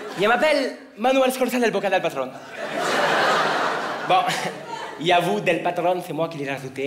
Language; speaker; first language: French; native; French